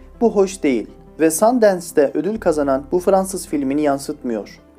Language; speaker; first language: Turkish; native; Turkish